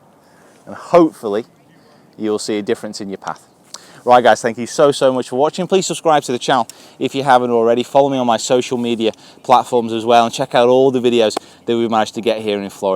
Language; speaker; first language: English; native; English